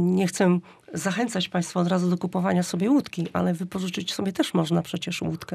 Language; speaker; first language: Polish; native; Polish